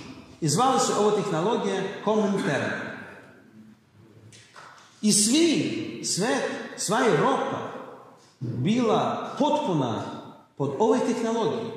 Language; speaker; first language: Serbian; non-native, learner; Russian